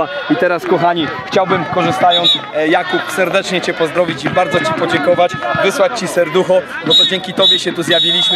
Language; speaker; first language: Polish; native; Polish